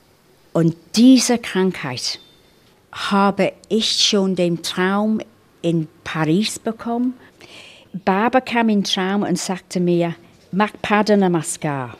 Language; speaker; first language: German; non-native, fluent; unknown